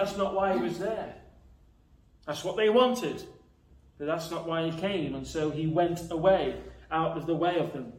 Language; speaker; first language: English; native; English